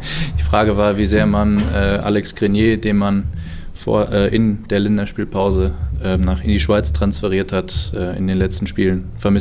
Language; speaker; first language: German; native; German